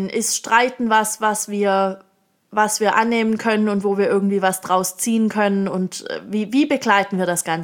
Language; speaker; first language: German; native; German